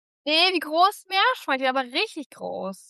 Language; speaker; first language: German; native; German